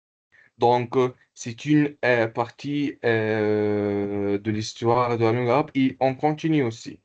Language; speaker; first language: French; non-native, local second language; Comorian